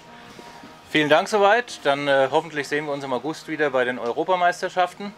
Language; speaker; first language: German; native; German